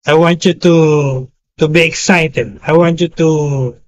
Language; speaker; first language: English; non-native, local second language; Filipino